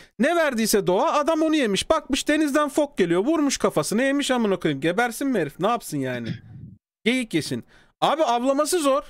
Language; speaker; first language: Turkish; native; Turkish